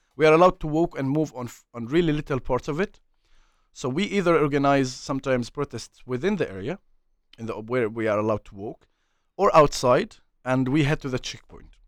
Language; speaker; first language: English; non-native, fluent; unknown